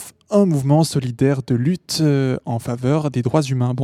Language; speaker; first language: French; native; French